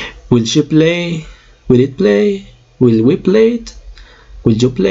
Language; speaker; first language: English; non-native, fluent; Spanish